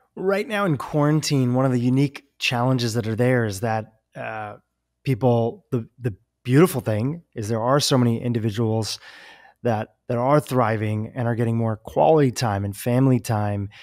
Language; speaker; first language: English; native; English